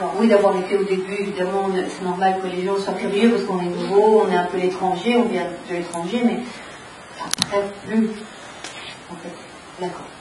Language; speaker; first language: French; native; French